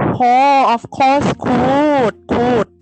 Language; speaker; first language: English; non-native, learner; Thai